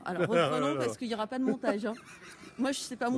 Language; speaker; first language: French; native; French